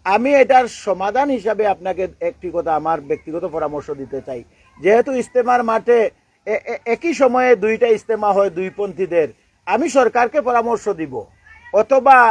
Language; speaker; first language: Bangla; non-native, local second language; Sylheti